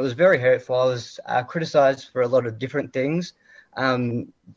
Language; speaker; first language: English; native; English